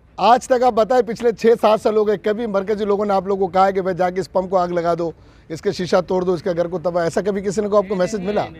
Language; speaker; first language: Urdu; non-native, local second language; Bangla